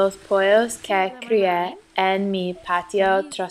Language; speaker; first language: Spanish; non-native, learner; English